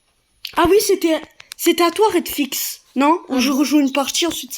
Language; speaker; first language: French; native; French